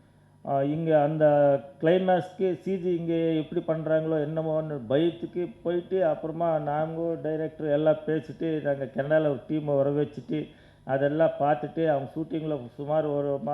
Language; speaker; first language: Tamil; non-native, learner; Kannada